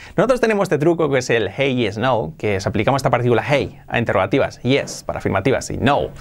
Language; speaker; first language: Spanish; native; Spanish